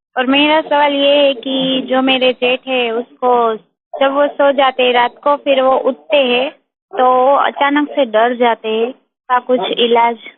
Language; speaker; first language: Urdu; native; Urdu